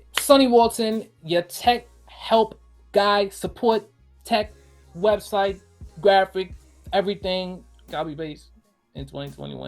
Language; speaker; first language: English; native; English